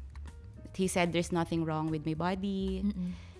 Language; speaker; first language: English; non-native, local second language; Filipino